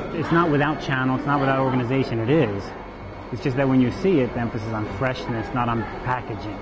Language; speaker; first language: English; native; English